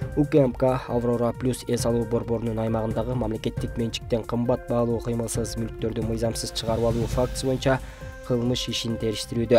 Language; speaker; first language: Kyrgyz; native; Kyrgyz